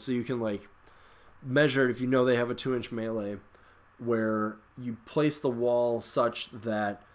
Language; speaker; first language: English; native; English